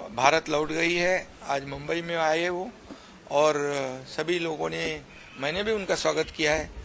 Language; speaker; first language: Hindi; non-native, local second language; Marathi